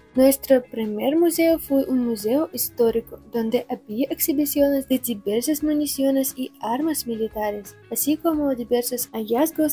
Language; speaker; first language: Spanish; non-native, fluent; Russian